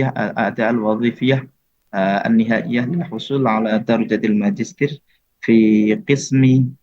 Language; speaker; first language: Arabic; non-native, fluent; Indonesian